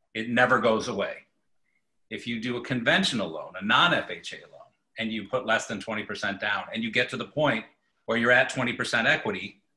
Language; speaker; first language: English; native; English